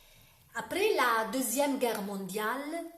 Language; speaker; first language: French; non-native, learner; Italian